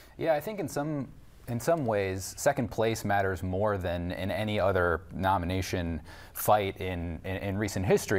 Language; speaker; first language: English; native; English